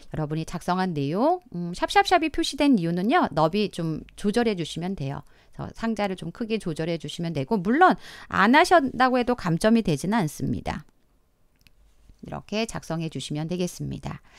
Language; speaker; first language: Korean; native; Korean